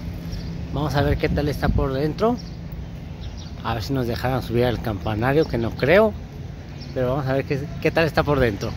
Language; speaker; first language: Spanish; native; Spanish